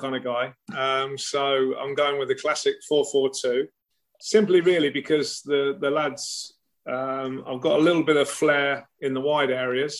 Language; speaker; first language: English; native; English